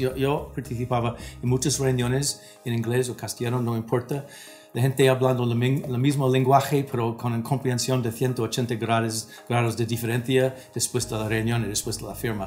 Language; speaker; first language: Spanish; non-native, fluent; English